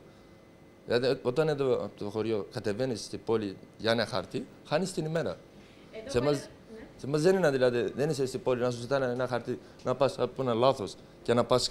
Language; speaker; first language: Greek; non-native, local second language; Turkish